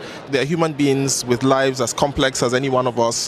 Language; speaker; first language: English; non-native, local second language; Hausa